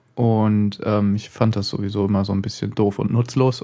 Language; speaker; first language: German; native; German